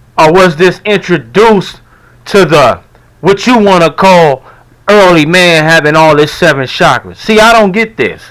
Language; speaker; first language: English; native; English